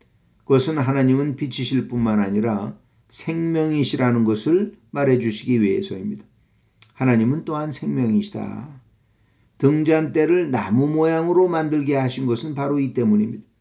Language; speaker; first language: Korean; native; Korean